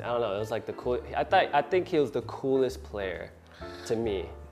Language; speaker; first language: English; early bilingual, other home language; Chinese